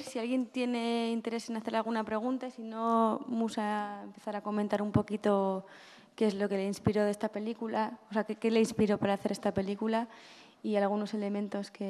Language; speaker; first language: Spanish; native; Spanish